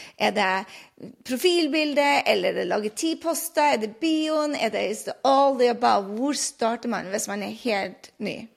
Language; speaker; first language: Norwegian; native; Norwegian